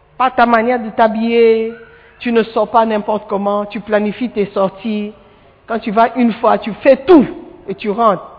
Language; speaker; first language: French; non-native, fluent; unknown